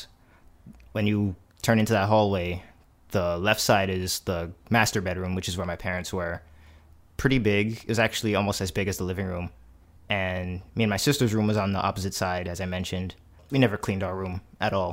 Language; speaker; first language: English; native; English